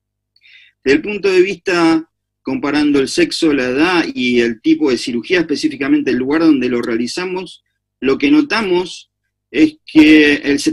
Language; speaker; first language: Spanish; native; Spanish